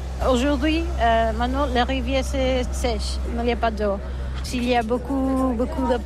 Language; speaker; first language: French; non-native, learner; Catalan